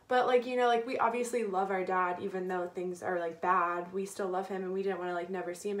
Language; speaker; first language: English; native; English